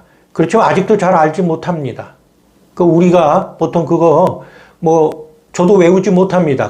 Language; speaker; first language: Korean; native; Korean